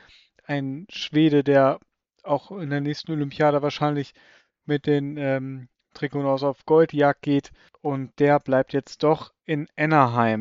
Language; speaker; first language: German; native; German